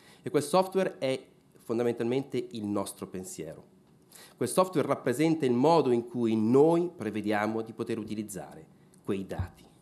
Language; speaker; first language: Italian; native; Italian